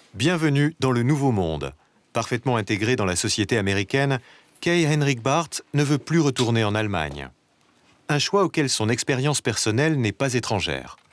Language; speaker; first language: French; native; French